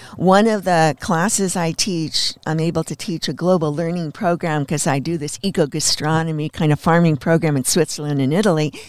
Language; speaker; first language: English; native; English